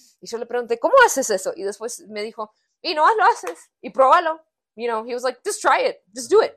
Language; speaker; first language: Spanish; early bilingual, heritage; Spanish